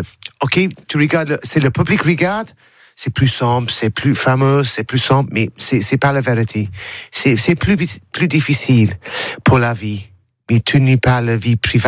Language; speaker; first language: French; non-native, learner; English